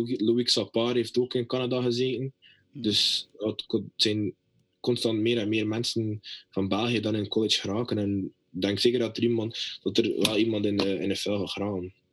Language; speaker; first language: Dutch; native; Dutch